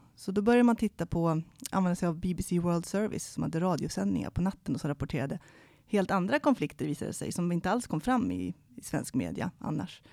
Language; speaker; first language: Swedish; native; Swedish